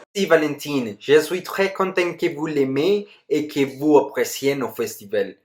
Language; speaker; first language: French; non-native, learner; Spanish